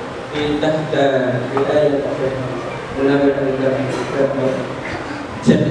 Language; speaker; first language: Arabic; non-native, learner; Indonesian